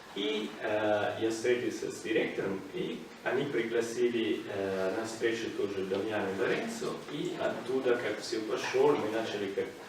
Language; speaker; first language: Russian; non-native, fluent; Italian